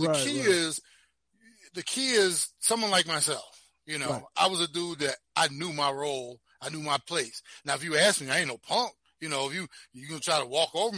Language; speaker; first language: English; native; English